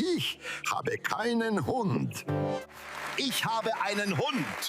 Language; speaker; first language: German; non-native, fluent; Serbian